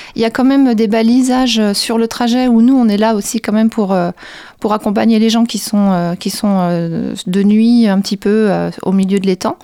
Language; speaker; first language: French; native; French